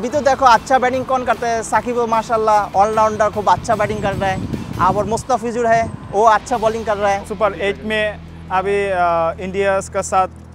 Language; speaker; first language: Hindi; non-native, fluent; Bangla